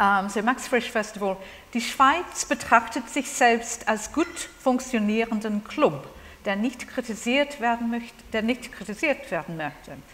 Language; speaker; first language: German; non-native, fluent; English